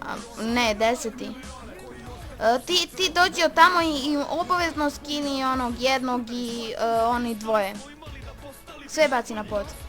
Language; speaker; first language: Croatian; native; Croatian